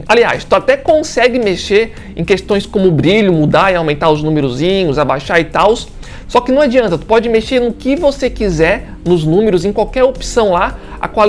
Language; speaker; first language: Portuguese; native; Portuguese